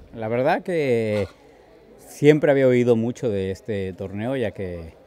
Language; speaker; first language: Spanish; native; Spanish